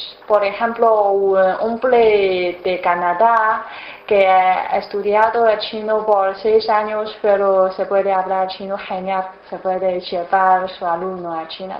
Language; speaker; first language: Spanish; non-native, learner; Chinese